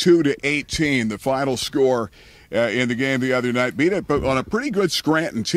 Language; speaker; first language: English; native; English